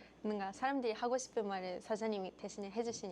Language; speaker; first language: Korean; non-native, fluent; Japanese